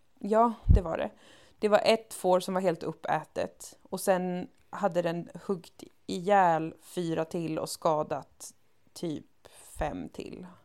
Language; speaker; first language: Swedish; native; Swedish